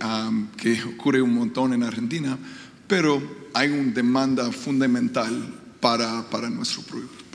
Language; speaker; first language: Spanish; non-native, fluent; English